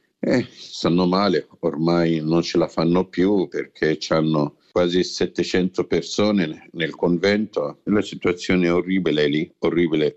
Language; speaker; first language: Italian; non-native, fluent; Arabic